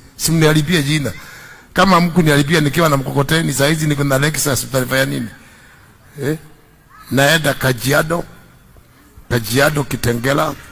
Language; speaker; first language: Swahili; non-native, local second language; Kikuyu